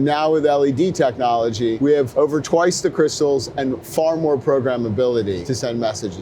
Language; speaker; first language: English; native; English